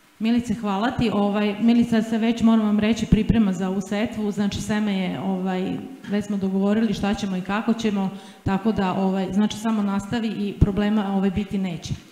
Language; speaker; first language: Serbian; native; Serbian